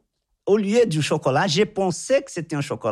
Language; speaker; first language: French; non-native, fluent; Portuguese